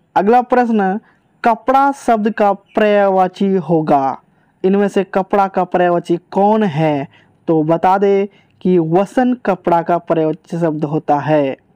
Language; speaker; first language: Hindi; native; Hindi